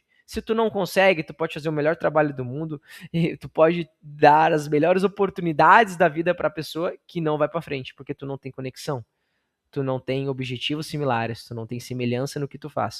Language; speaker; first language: Portuguese; native; Portuguese